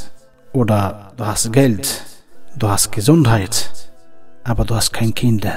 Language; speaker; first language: German; non-native, fluent; Arabic